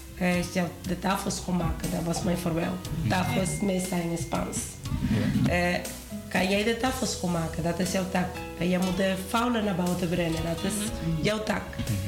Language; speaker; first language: Dutch; non-native, learner; Spanish